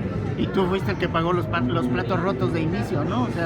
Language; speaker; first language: Spanish; native; Spanish